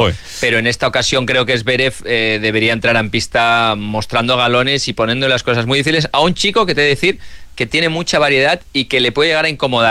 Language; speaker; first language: Spanish; native; Spanish